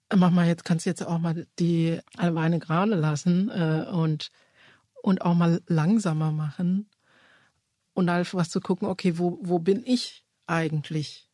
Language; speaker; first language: German; early bilingual, other home language; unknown